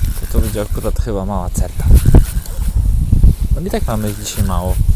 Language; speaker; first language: Polish; native; Polish